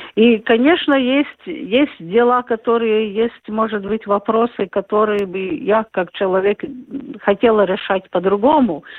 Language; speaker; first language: Russian; non-native, local second language; Latvian